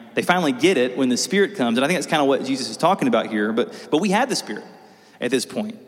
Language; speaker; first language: English; native; English